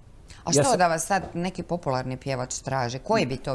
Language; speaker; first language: Croatian; native; Croatian